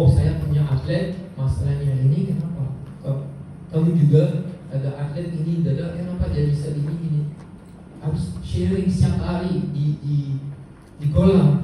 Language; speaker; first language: Indonesian; non-native, learner; French